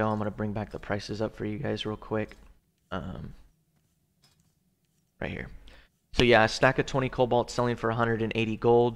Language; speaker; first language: English; native; English